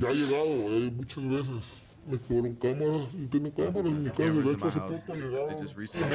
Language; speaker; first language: Spanish; native; Spanish